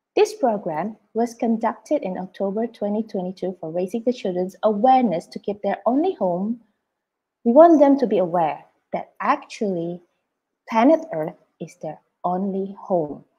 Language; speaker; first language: English; non-native, fluent; Indonesian